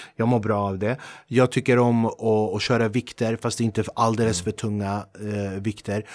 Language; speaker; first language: Swedish; early bilingual, other home language; Kurdish